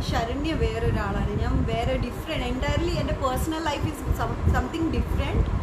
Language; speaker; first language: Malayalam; early bilingual, heritage; Malayalam